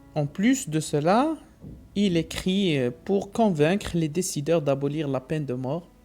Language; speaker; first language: French; non-native, local second language; Arabic